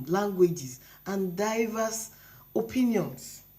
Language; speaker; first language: English; non-native, local second language; Yoruba